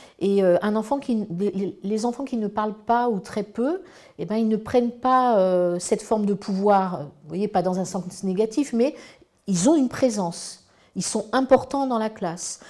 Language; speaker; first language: French; native; French